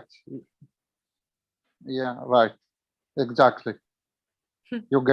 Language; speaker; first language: English; non-native, learner; Arabic